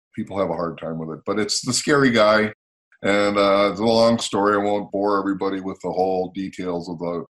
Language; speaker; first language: English; native; English